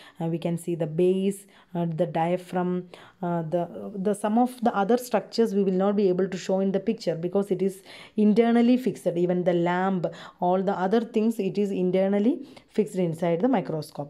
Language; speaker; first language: English; non-native, local second language; Malayalam